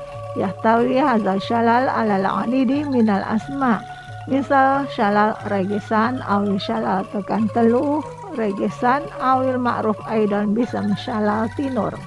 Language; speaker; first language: Arabic; non-native, fluent; Indonesian